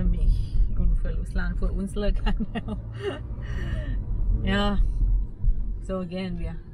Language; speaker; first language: German; non-native, learner; Thai